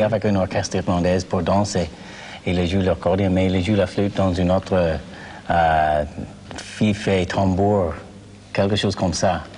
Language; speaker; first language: French; non-native, learner; English